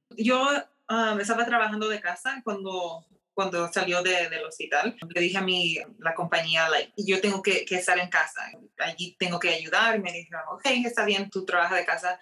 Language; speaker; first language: Spanish; early bilingual, heritage; Spanish